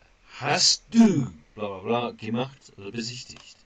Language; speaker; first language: German; non-native, fluent; English